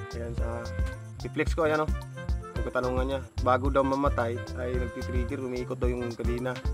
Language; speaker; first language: Filipino; non-native, local second language; Cebuano